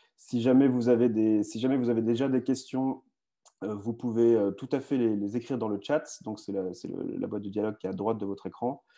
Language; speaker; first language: French; native; French